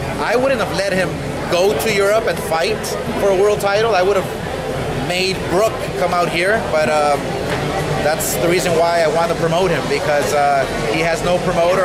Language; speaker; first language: English; early bilingual, other home language; Spanish